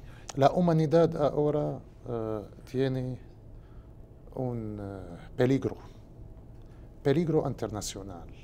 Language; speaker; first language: Portuguese; non-native, learner; Spanish